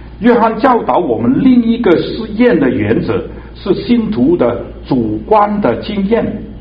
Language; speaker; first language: Chinese; non-native, local second language; Cantonese